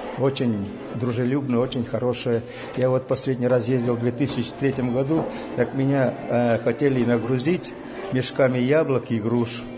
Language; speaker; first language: Russian; native; Russian